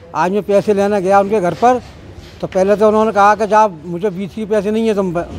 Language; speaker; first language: Hindi; native; Hindi